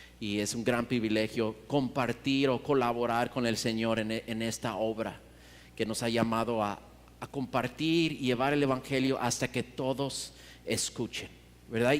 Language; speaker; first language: Spanish; early bilingual, heritage; Spanish